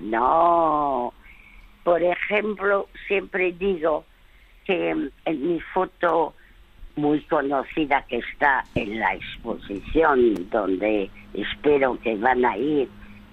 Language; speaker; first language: Spanish; early bilingual, other home language; French